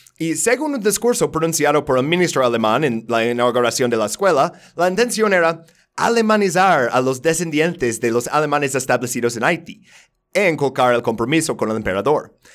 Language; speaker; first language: Spanish; non-native, fluent; English